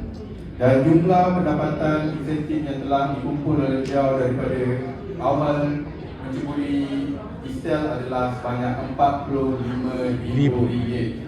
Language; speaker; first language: Malay; native; Malay